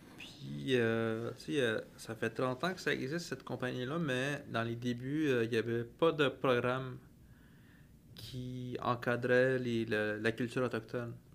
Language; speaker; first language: French; non-native, local second language; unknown